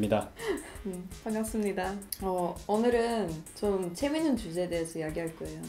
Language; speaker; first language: Korean; non-native, fluent; Swedish